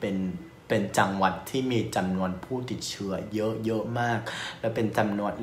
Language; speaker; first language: Thai; non-native, fluent; Vietnamese